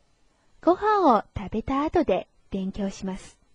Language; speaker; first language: Japanese; non-native, fluent; Chinese